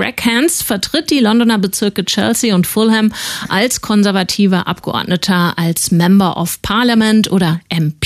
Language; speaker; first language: German; native; German